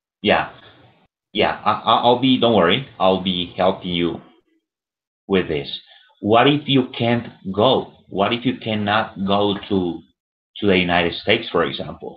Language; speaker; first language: English; non-native, fluent; Spanish